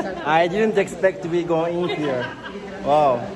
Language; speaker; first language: English; non-native, learner; Japanese